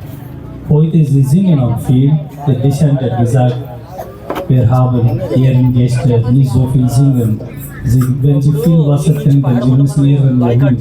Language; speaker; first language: German; non-native, fluent; Telugu